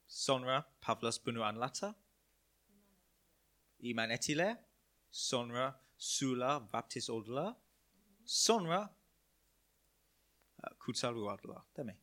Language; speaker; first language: Turkish; non-native, fluent; English